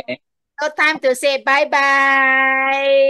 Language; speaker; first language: English; non-native, local second language; Chinese